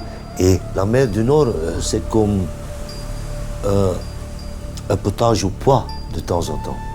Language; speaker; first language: French; non-native, local second language; Dutch